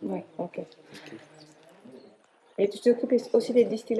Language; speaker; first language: French; native; French